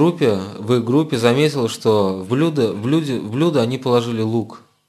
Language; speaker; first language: Russian; native; Russian